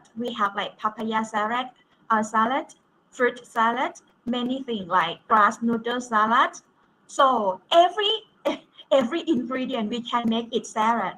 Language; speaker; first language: English; non-native, fluent; Thai